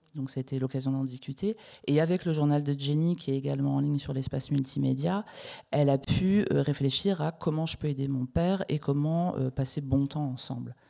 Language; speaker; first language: French; native; French